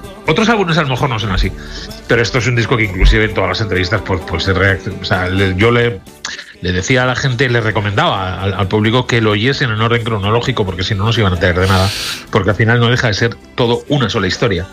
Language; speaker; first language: Spanish; native; Spanish